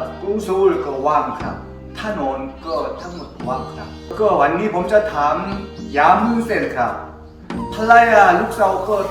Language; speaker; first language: Thai; non-native, learner; Korean